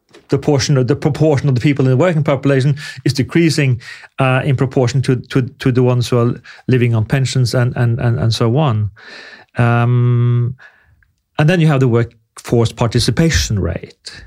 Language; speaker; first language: English; non-native, fluent; Norwegian